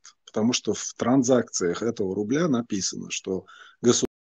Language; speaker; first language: Russian; non-native, local second language; Chechen